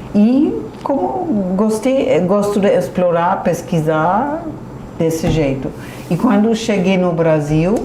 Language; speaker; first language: Portuguese; non-native, fluent; German